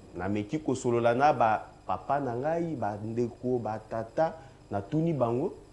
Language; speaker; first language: Lingala; non-native, local second language; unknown